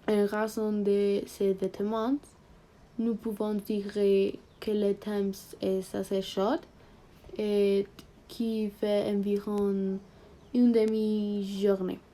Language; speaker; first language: French; non-native, learner; Spanish